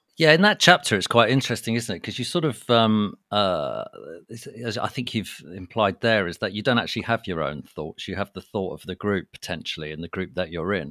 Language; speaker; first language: English; native; English